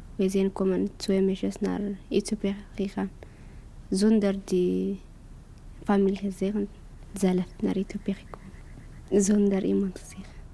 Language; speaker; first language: Dutch; non-native, learner; Tigrinya